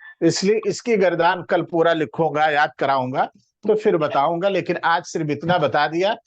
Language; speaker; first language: Urdu; native; Urdu